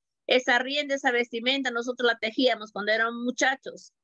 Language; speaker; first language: Spanish; native; Spanish